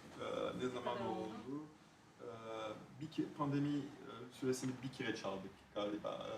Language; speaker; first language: Turkish; non-native, fluent; French